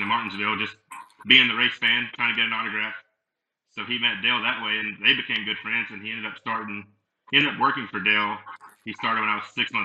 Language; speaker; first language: English; native; English